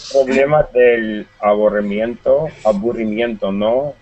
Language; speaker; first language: Spanish; non-native, learner; Russian